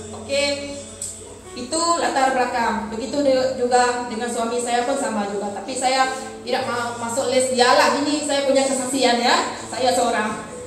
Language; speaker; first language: Malay; non-native, local second language; Iban